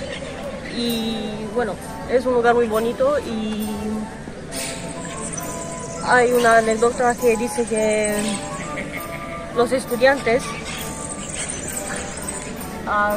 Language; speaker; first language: Spanish; non-native, fluent; Romanian